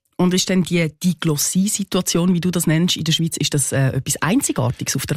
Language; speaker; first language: German; native; German